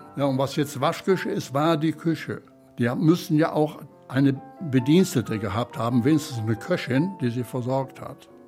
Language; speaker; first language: German; native; German